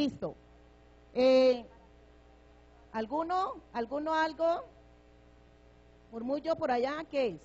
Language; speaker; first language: Spanish; native; Spanish